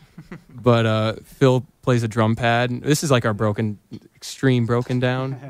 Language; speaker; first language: English; native; English